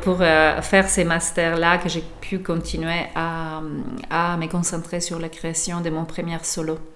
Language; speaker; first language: French; non-native, fluent; Italian